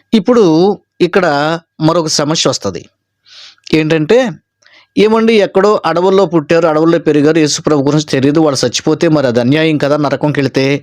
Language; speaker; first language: Telugu; native; Telugu